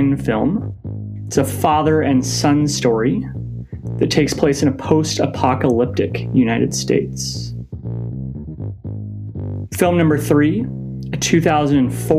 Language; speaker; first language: English; native; English